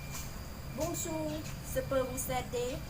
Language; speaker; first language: French; non-native, learner; Lao